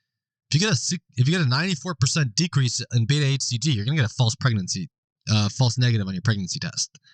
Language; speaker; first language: English; native; English